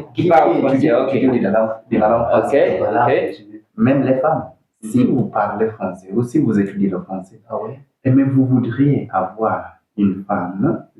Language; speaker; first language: French; non-native, learner; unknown